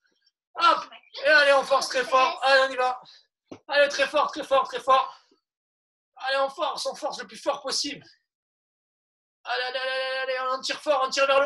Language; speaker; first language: French; native; French